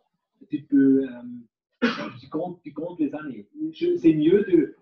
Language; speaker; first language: French; non-native, fluent; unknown